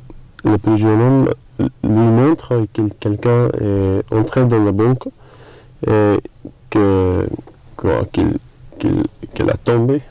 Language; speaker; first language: French; non-native, learner; English